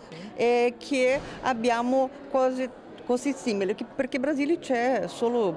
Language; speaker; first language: Italian; non-native, fluent; Portuguese